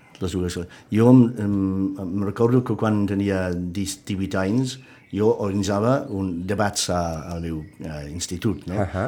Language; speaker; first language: Catalan; non-native, fluent; English